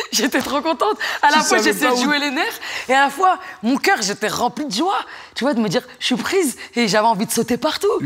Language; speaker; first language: French; native; French